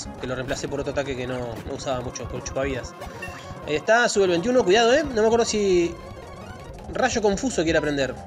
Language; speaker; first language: Spanish; native; Spanish